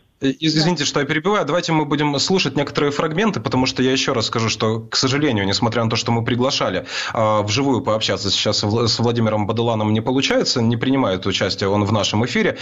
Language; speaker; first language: Russian; native; Russian